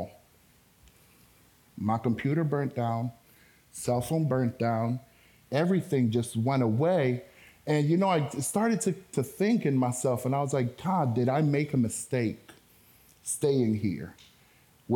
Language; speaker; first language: English; non-native, local second language; Spanish